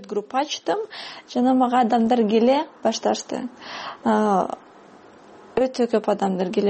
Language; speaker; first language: Kyrgyz; non-native, fluent; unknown